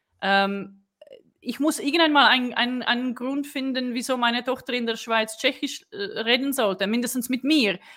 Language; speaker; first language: German; non-native, fluent; Czech